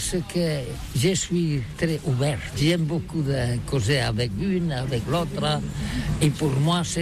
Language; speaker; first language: French; non-native, learner; Catalan